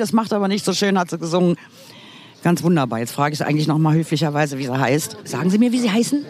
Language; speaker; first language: German; native; German